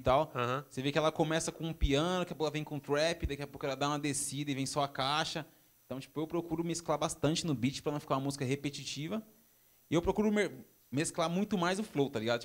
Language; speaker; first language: Portuguese; native; Portuguese